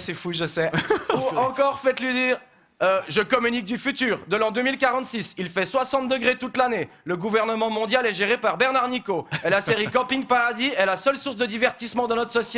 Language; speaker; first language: French; native; French